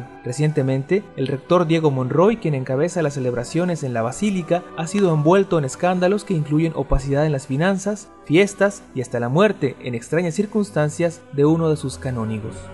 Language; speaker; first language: Spanish; native; Spanish